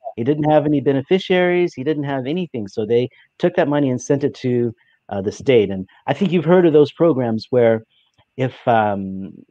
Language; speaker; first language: English; native; English